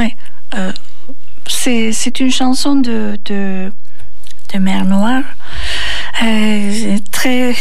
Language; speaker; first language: French; non-native, fluent; Turkish